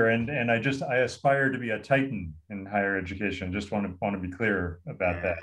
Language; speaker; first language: English; native; English